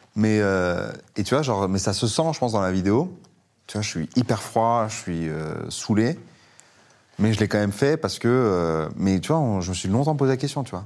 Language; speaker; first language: French; early bilingual, other home language; Persian